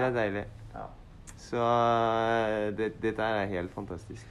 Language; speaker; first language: Norwegian; non-native, learner; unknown